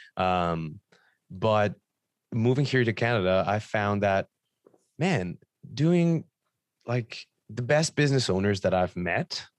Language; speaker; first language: English; non-native, fluent; Spanish